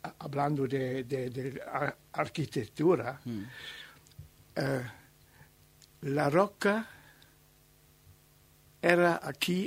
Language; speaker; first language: Spanish; non-native, learner; German